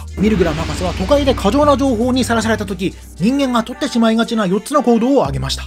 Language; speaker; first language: Japanese; native; Japanese